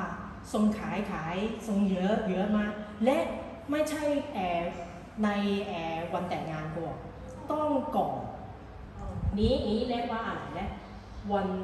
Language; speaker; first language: Thai; non-native, learner; Cantonese